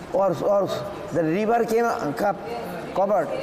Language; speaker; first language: English; non-native, local second language; Bangla